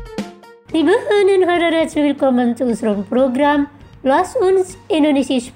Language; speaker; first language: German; non-native, fluent; Indonesian